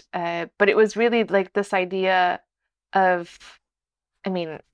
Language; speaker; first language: English; non-native, fluent; Portuguese